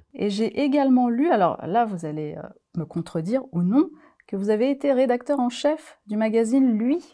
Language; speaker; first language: French; native; French